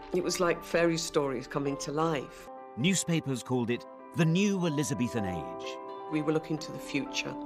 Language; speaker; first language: English; native; English